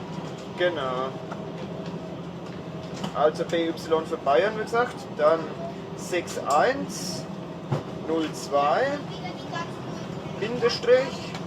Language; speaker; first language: German; native; German